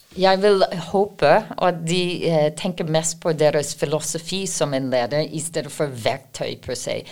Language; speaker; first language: Norwegian; non-native, fluent; English